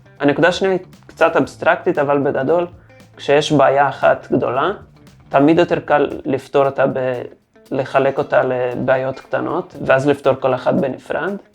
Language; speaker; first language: Hebrew; non-native, fluent; Portuguese